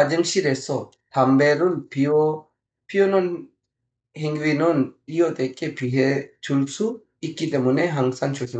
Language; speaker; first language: Korean; non-native, fluent; Urdu